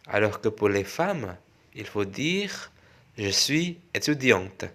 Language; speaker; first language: French; non-native, fluent; Indonesian